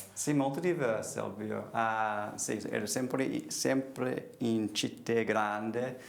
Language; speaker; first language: Italian; non-native, learner; English